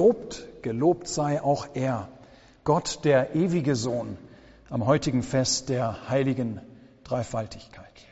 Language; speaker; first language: German; native; German